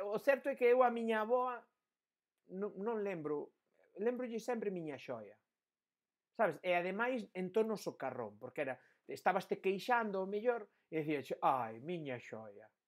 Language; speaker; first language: Galician; non-native, local second language; Spanish